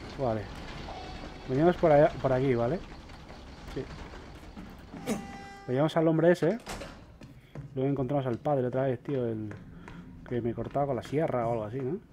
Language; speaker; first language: Spanish; native; Spanish